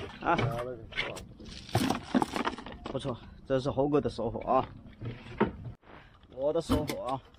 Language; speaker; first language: Chinese; native; Chinese